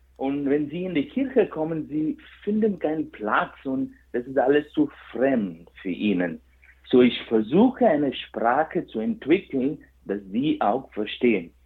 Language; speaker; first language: German; non-native, fluent; Kannada